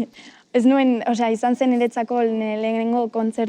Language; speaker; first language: Basque; non-native, local second language; Spanish